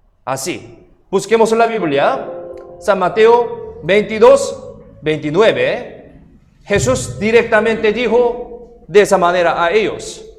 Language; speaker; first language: Spanish; non-native, fluent; Korean